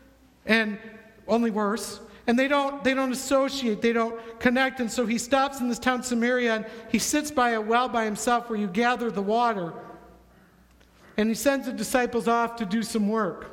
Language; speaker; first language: English; native; English